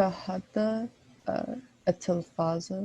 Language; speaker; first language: Arabic; non-native, learner; English